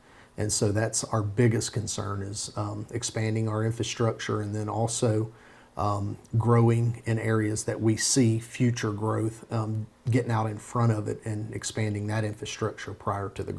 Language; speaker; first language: English; native; English